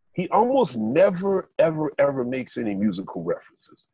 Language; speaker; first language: English; native; English